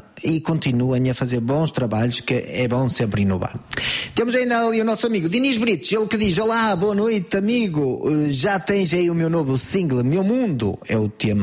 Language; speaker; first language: Portuguese; native; Portuguese